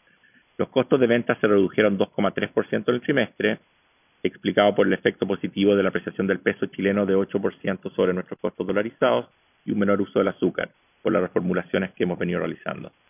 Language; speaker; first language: Spanish; native; Spanish